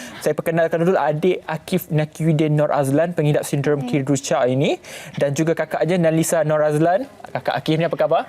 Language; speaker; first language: Malay; native; Malay